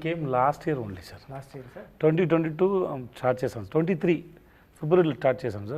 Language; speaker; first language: Telugu; non-native, learner; Tamil